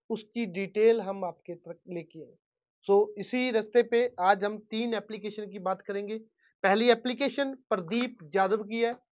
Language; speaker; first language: Hindi; non-native, local second language; Punjabi